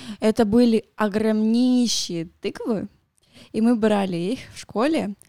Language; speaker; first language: Russian; non-native, fluent; Spanish